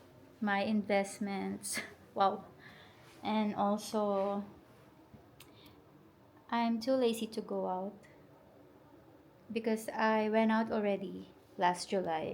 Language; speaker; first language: English; non-native, local second language; Filipino